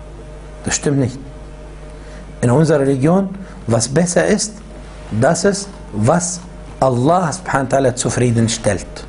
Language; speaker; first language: German; non-native, fluent; Arabic